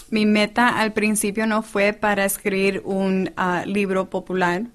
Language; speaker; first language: Spanish; non-native, fluent; English